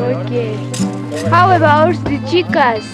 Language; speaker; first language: English; non-native, local second language; Urdu